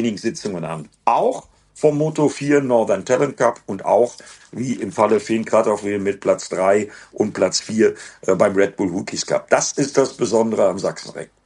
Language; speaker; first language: German; native; German